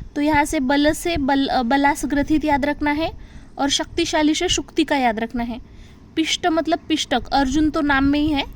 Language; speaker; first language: Hindi; non-native, local second language; Marathi